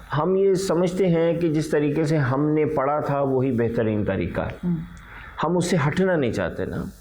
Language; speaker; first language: Urdu; early bilingual, heritage; Urdu